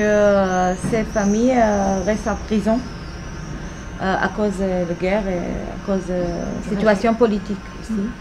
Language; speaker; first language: French; non-native, learner; Arabic